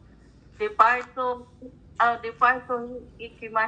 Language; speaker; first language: Japanese; non-native, learner; Cebuano